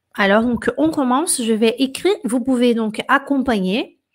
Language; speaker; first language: French; non-native, fluent; Portuguese